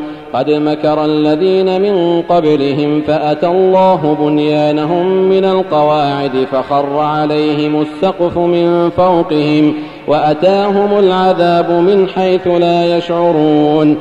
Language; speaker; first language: Arabic; native; Arabic